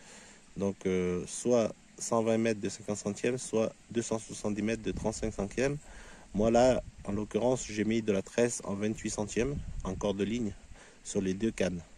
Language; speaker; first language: French; native; French